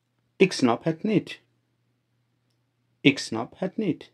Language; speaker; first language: Dutch; non-native, learner; Turkish